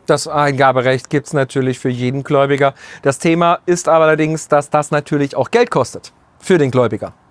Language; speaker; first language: German; native; German